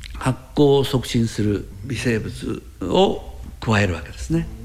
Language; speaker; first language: Japanese; native; Japanese